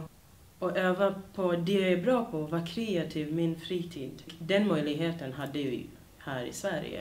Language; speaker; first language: Swedish; early bilingual, other home language; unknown